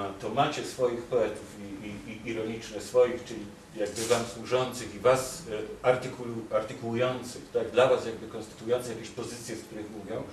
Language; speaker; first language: Polish; native; Polish